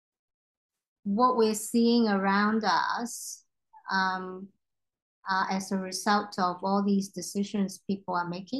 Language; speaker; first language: English; non-native, local second language; Cantonese